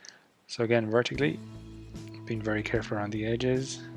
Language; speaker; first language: English; native; English